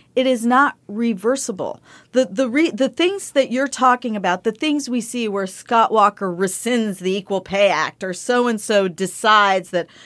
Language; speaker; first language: English; early bilingual, other home language; Spanish